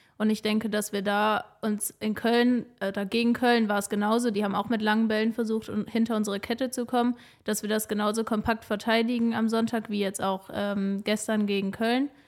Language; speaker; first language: German; native; German